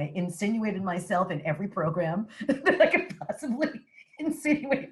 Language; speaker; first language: English; native; English